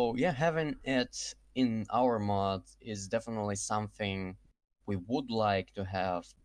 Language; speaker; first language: English; non-native, fluent; Russian